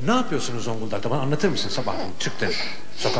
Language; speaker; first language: Turkish; native; Turkish